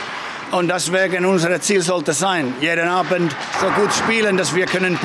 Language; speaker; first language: German; non-native, fluent; Finnish